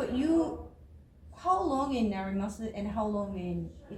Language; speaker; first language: English; non-native, fluent; Japanese